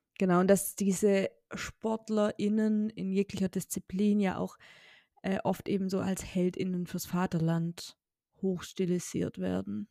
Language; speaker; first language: German; native; German